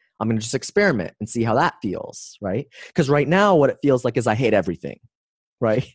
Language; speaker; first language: English; native; English